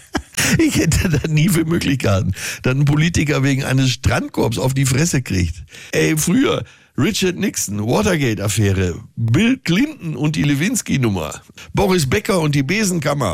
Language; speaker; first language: German; native; German